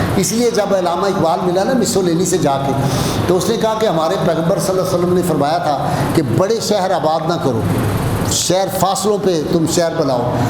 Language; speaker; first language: Urdu; non-native, local second language; Punjabi